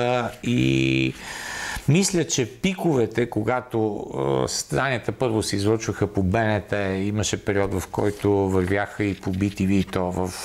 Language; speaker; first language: Bulgarian; native; Bulgarian